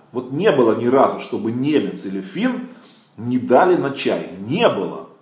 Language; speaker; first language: Russian; native; Russian